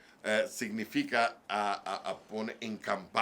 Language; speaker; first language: Spanish; non-native, learner; English